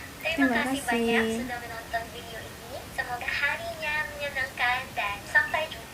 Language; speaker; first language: Indonesian; non-native, fluent; Filipino